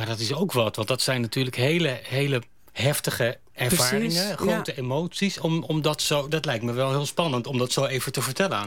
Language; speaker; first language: Dutch; native; Dutch